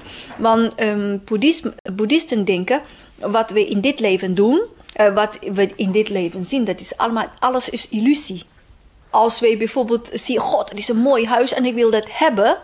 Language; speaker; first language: Dutch; non-native, fluent; Chinese